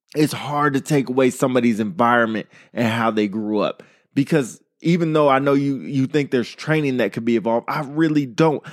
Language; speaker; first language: English; native; English